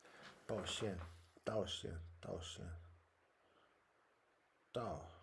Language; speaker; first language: Chinese; non-native, learner; English